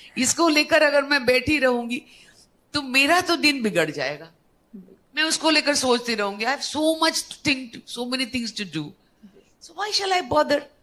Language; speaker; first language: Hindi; non-native, local second language; Bangla